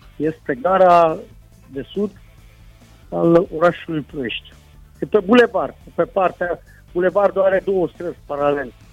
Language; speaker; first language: Romanian; non-native, local second language; Hungarian